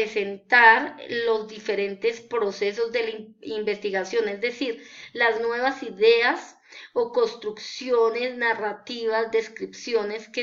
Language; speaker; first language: Spanish; native; Spanish